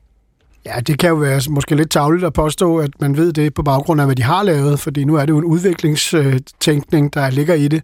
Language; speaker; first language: Danish; native; Danish